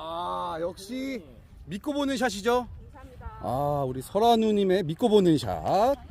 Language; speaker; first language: Korean; native; Korean